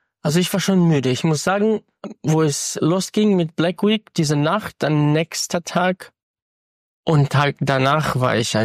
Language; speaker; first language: German; non-native, fluent; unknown